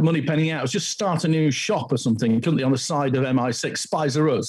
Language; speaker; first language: English; native; English